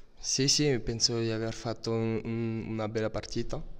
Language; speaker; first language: Italian; non-native, learner; French